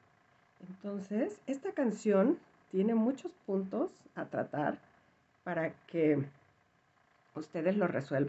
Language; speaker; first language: Spanish; native; Spanish